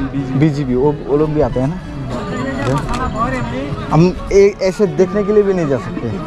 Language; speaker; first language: Hindi; non-native, local second language; Assamese